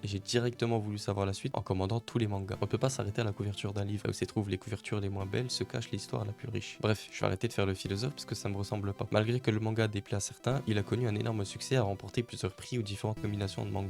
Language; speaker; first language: French; native; French